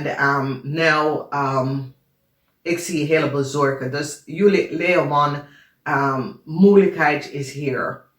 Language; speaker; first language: Dutch; non-native, learner; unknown